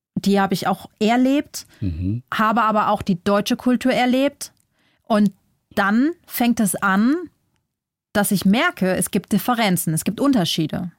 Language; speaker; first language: German; early bilingual, other home language; Vietnamese